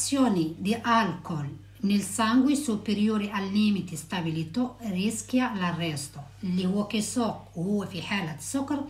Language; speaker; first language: Arabic; native; Arabic